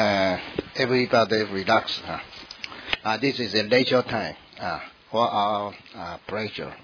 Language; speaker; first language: English; non-native, learner; Min Nan Chinese